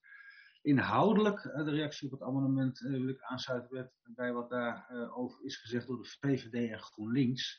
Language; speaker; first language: Dutch; native; Dutch